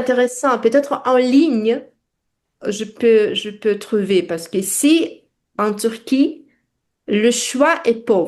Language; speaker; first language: French; non-native, fluent; Russian